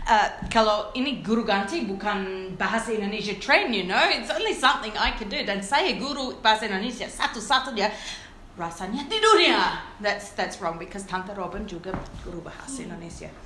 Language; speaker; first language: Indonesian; non-native, fluent; English